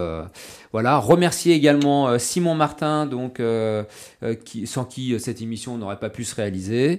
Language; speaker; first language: French; native; French